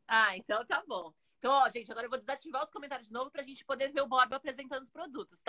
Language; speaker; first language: Portuguese; native; Portuguese